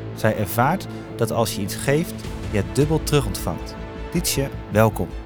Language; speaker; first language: Dutch; native; Dutch